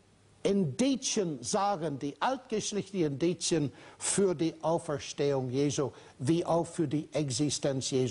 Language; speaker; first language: German; non-native, fluent; English